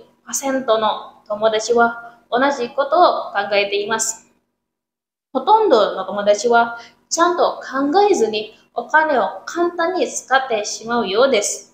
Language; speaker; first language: Japanese; non-native, learner; Indonesian